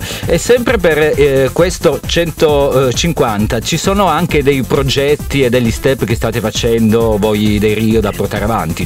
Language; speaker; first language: Italian; native; Italian